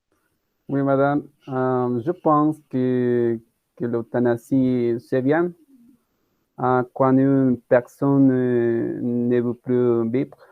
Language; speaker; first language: French; non-native, learner; Spanish